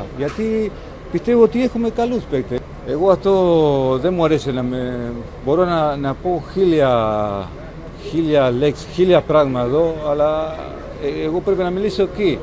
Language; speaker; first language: Greek; non-native, learner; Spanish